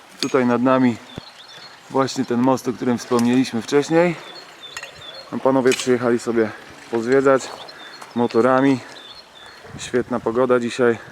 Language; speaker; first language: Polish; native; Polish